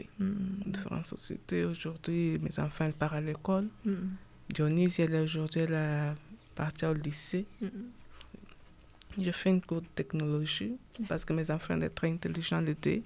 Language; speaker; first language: French; non-native, learner; Portuguese